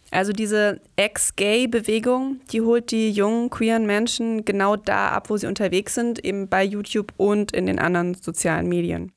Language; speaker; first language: German; native; German